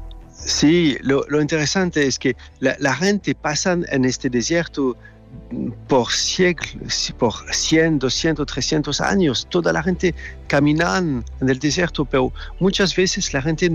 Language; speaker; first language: Spanish; non-native, fluent; French